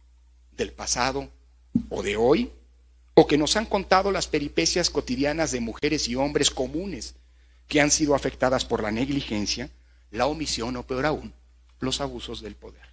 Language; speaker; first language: Spanish; native; Spanish